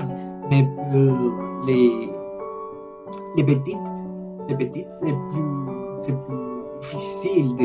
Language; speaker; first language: French; non-native, learner; Spanish